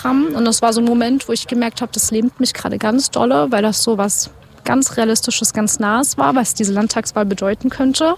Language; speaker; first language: German; native; German